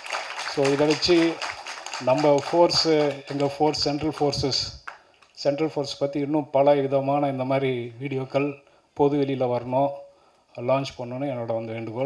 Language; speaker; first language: Tamil; native; Tamil